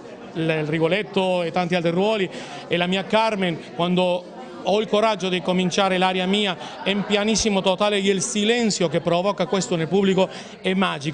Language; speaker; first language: Italian; non-native, fluent; Spanish